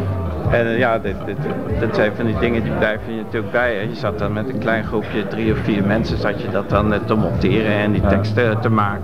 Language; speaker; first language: Dutch; native; Dutch